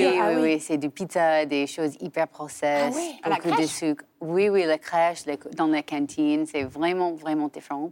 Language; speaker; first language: French; non-native, learner; English